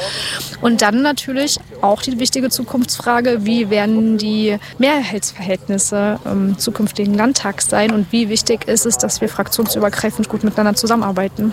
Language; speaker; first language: German; native; German